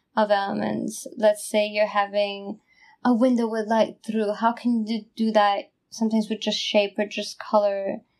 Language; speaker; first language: English; non-native, fluent; Italian